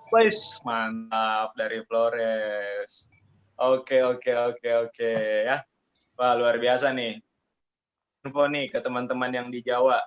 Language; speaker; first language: Indonesian; native; Indonesian